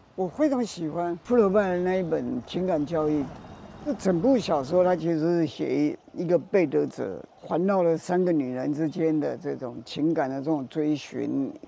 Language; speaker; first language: Chinese; native; Chinese